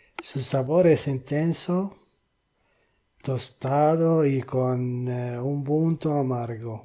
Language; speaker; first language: Spanish; non-native, fluent; Arabic